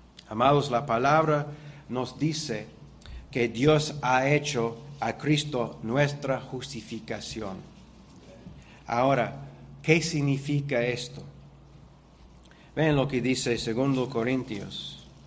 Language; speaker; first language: Spanish; non-native, fluent; English